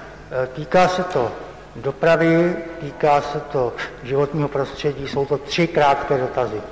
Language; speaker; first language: Czech; native; Czech